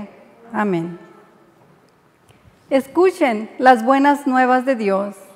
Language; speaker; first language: Spanish; native; Spanish